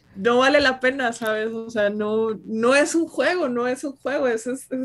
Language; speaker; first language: Spanish; native; Spanish